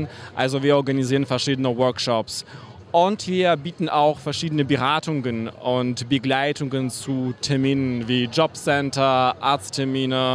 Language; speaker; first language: German; non-native, fluent; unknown